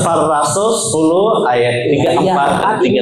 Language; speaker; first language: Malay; non-native, learner; English